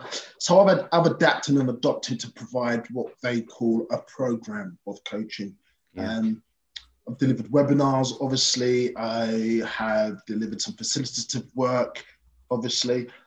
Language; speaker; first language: English; native; English